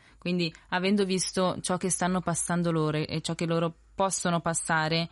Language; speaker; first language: Italian; early bilingual, other home language; Spanish